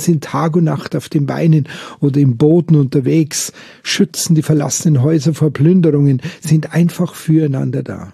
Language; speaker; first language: German; native; German